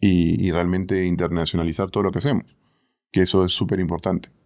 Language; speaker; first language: Spanish; native; Spanish